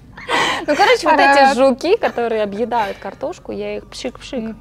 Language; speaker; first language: Russian; native; Russian